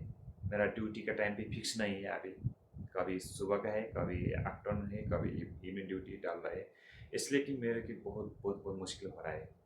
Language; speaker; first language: Hindi; non-native, learner; Nepali